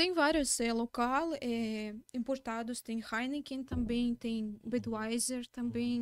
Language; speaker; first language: Portuguese; non-native, learner; Russian